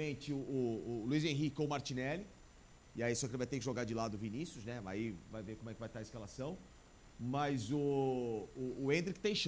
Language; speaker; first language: Portuguese; native; Portuguese